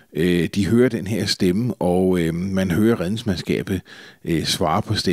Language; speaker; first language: Danish; native; Danish